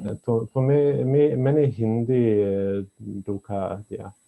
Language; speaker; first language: Hindi; non-native, learner; Swedish